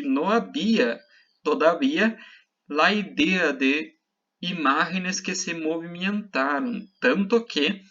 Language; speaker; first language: Spanish; non-native, fluent; Portuguese